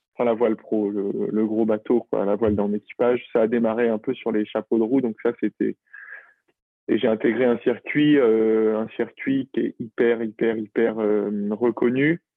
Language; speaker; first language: French; native; French